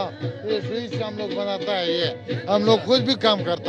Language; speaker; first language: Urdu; non-native, local second language; Pashto